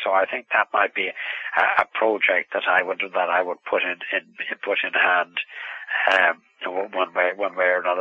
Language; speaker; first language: English; native; English